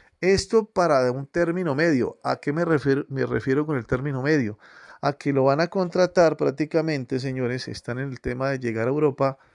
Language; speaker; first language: Spanish; native; Spanish